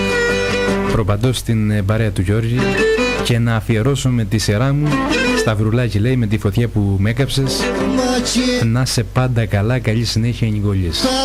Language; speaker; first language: Greek; native; Greek